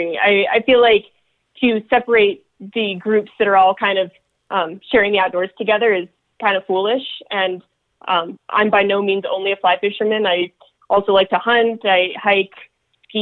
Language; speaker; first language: English; native; English